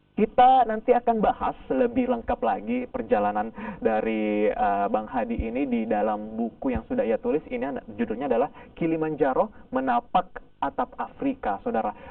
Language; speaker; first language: Indonesian; native; Indonesian